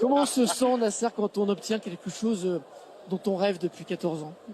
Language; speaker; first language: French; native; French